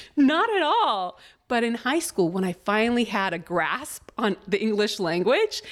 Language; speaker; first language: English; early bilingual, other home language; Spanish